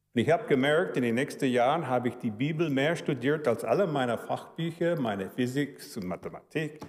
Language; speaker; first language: German; early bilingual, heritage; German